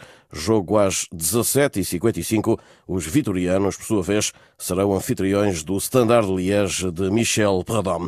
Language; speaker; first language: Portuguese; native; Portuguese